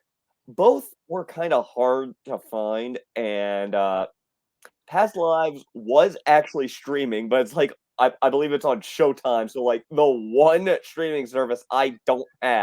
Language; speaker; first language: English; native; English